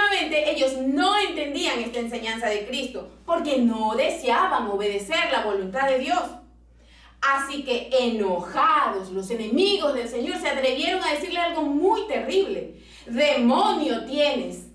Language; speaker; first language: Spanish; native; Spanish